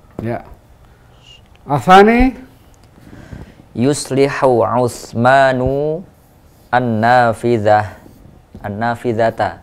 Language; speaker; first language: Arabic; non-native, learner; Indonesian